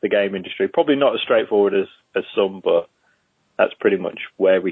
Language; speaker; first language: English; native; English